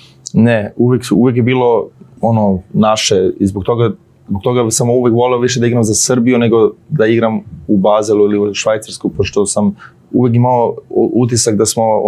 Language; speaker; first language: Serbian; early bilingual, heritage; Serbian